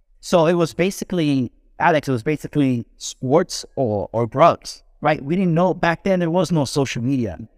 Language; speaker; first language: English; early bilingual, other home language; Spanish